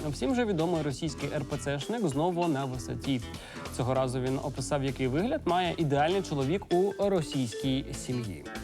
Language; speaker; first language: Ukrainian; native; Ukrainian